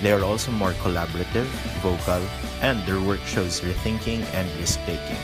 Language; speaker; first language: English; non-native, local second language; Filipino